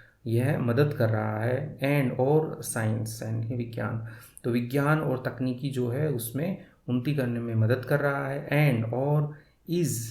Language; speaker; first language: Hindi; native; Hindi